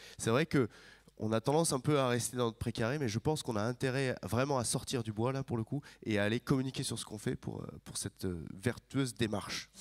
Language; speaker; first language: French; native; French